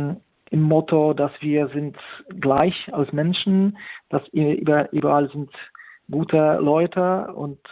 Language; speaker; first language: German; non-native, fluent; Polish